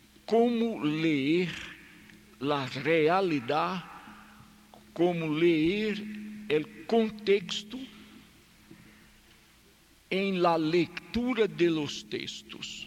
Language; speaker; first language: Spanish; non-native, fluent; Portuguese